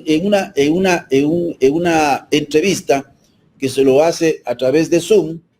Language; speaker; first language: Spanish; native; Spanish